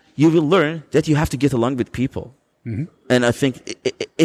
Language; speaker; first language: English; non-native, fluent; Azerbaijani